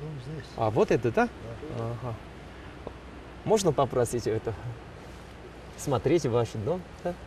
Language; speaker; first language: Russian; non-native, fluent; Korean